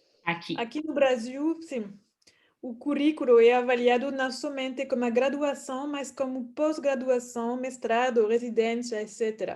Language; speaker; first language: Portuguese; non-native, fluent; French